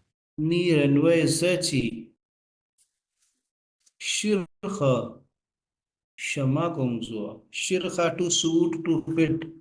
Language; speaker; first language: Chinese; non-native, learner; Urdu